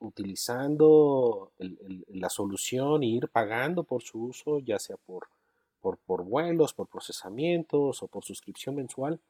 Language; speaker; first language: Spanish; native; Spanish